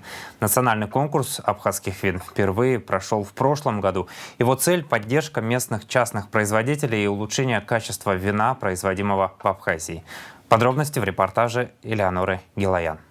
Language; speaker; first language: Russian; native; Russian